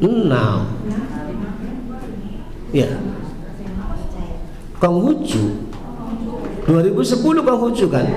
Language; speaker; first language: Indonesian; native; Indonesian